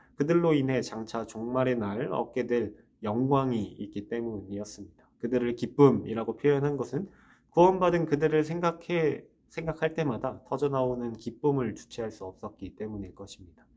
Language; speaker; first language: Korean; native; Korean